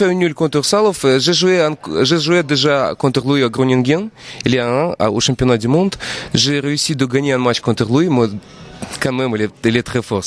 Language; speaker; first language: French; non-native, fluent; Russian